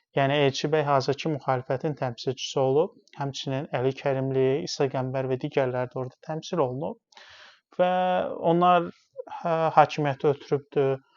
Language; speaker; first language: Azerbaijani; non-native, local second language; Talysh